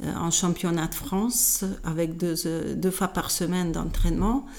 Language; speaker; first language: French; non-native, fluent; Hungarian